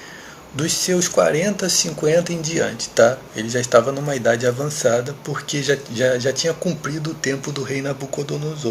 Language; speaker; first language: Portuguese; native; Portuguese